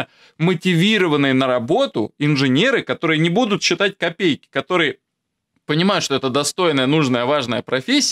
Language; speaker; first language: Russian; native; Russian